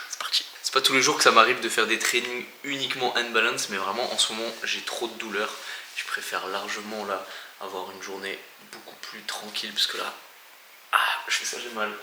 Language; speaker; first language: French; native; French